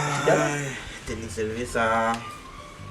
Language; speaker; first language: Spanish; non-native, learner; Haitian Creole